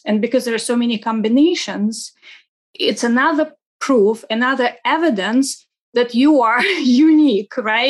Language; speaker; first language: English; non-native, fluent; Russian